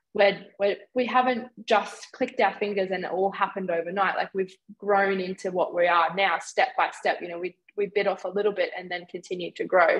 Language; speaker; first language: English; native; English